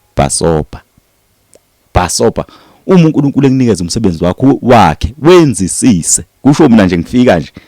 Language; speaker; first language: Zulu; native; Zulu